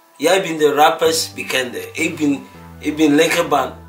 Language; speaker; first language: Dutch; non-native, learner; Akan